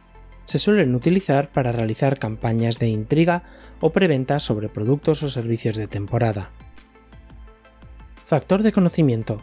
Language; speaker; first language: Spanish; native; Spanish